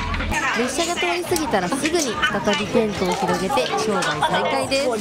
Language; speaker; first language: Japanese; native; Japanese